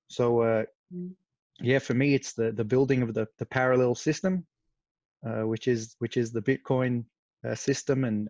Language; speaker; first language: English; non-native, fluent; Arabic